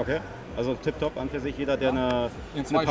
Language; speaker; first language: German; native; German